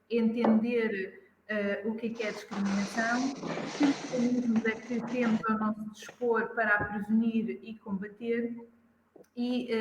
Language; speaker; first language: Portuguese; native; Portuguese